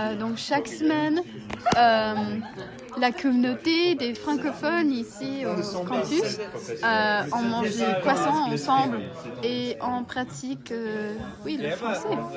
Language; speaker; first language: French; non-native, learner; English